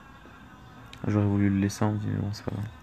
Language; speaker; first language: French; native; French